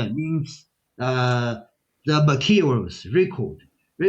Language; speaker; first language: English; non-native, learner; Chinese